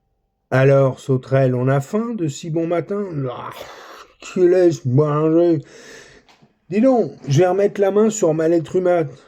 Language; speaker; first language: French; native; French